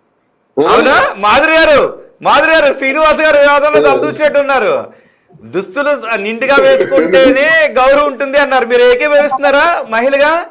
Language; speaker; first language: Telugu; native; Telugu